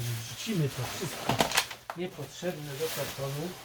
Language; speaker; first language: Polish; native; Polish